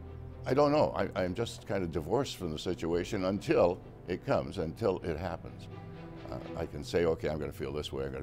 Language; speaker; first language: English; native; English